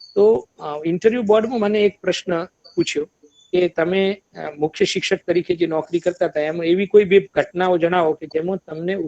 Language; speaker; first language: Gujarati; native; Gujarati